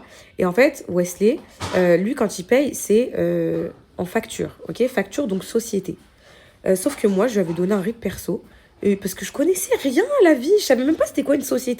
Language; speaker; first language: French; native; French